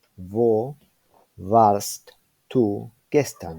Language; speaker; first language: German; non-native, fluent; Spanish